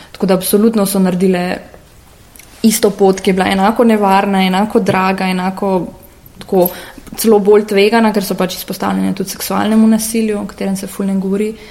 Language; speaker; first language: Slovenian; native; Slovenian